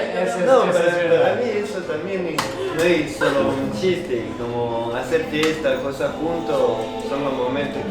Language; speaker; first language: Spanish; non-native, learner; French